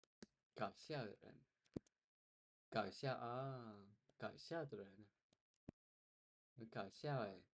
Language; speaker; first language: Chinese; non-native, learner; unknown